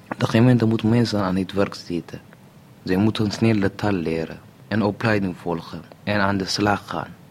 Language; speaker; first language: Dutch; non-native, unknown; Amharic